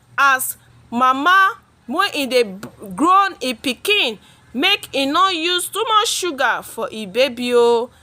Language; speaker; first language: Nigerian Pidgin; native; Nigerian Pidgin